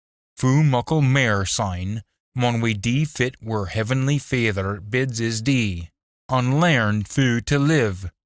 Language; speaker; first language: English; native; English